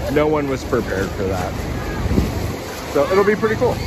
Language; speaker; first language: English; native; English